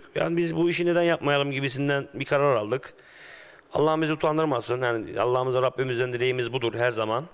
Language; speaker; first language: Turkish; native; Turkish